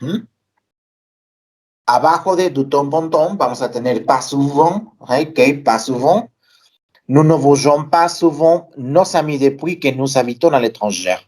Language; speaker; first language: French; non-native, fluent; Spanish